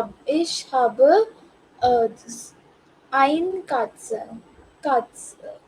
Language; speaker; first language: German; non-native, learner; English